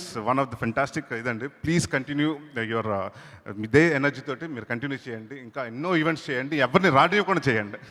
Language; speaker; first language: Telugu; native; Telugu